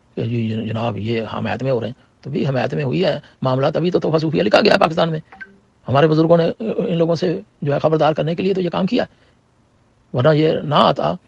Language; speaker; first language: Urdu; non-native, local second language; Punjabi